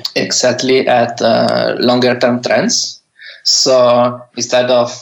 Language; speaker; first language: English; non-native, fluent; Italian